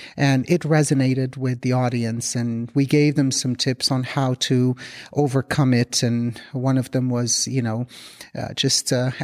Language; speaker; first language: English; non-native, fluent; Arabic